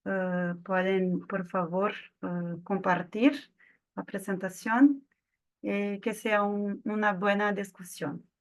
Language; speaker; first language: Spanish; non-native, fluent; Portuguese